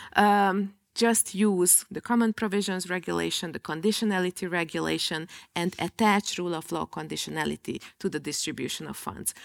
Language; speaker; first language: English; non-native, fluent; Hungarian